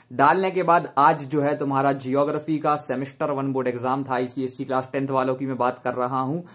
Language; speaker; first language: Hindi; native; Hindi